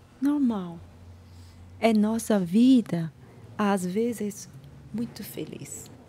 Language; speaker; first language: Portuguese; non-native, learner; Chinese